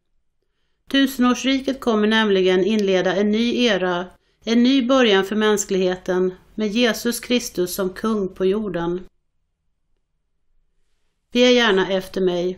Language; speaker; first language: Swedish; native; Swedish